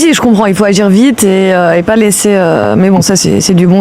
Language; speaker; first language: French; native; French